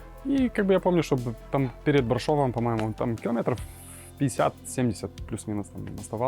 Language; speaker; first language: Russian; native; Russian